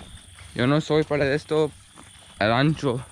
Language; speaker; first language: Spanish; early bilingual, other home language; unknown